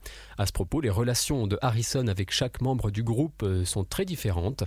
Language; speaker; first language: French; native; French